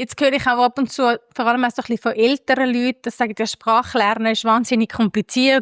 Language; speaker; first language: German; native; German